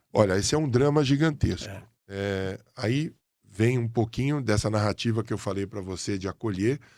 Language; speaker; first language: Portuguese; native; Portuguese